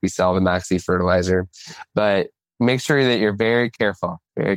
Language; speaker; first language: English; native; English